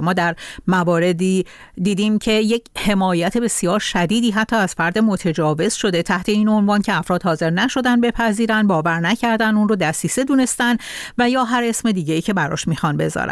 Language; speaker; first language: Persian; native; Persian